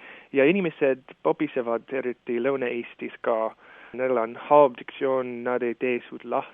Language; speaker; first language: Estonian; non-native, fluent; English